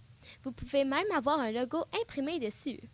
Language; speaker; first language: French; native; French